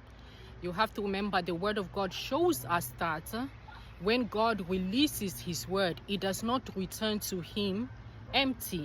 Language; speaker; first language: English; non-native, fluent; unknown